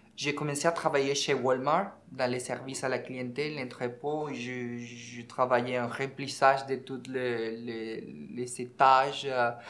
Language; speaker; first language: French; non-native, fluent; Spanish